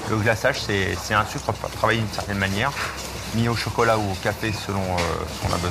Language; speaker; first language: French; native; French